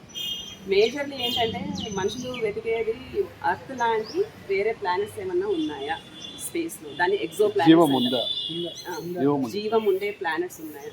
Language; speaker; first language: Telugu; native; Telugu